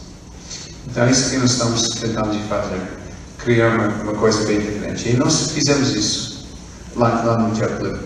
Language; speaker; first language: Portuguese; non-native, fluent; English